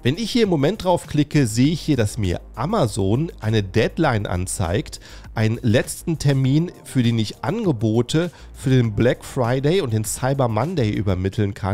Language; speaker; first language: German; native; German